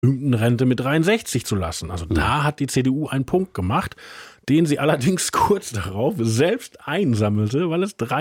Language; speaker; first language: German; native; German